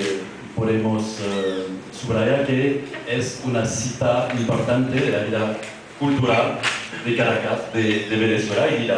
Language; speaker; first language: Spanish; non-native, fluent; French